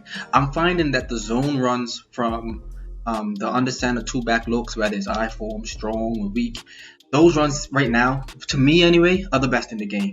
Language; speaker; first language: English; native; English